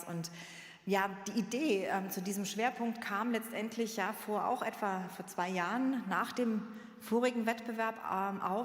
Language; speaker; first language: German; native; German